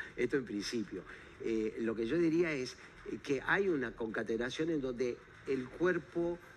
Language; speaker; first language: Spanish; native; Spanish